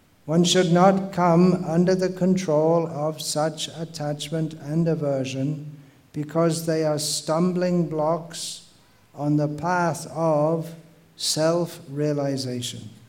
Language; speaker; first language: English; native; English